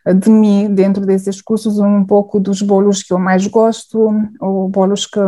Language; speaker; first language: Portuguese; non-native, fluent; Hungarian